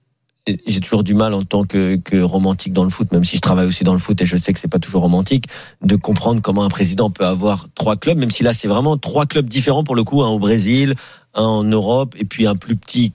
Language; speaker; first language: French; native; French